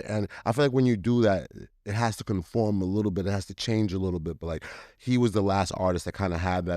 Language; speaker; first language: English; native; English